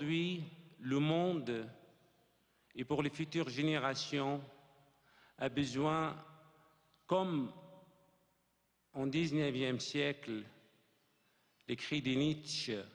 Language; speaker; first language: French; non-native, fluent; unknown